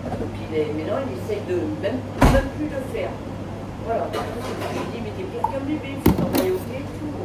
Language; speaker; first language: French; native; French